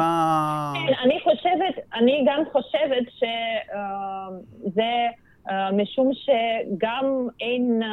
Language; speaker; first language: Hebrew; non-native, fluent; Russian